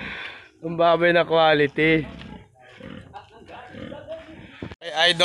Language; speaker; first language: Filipino; native; Filipino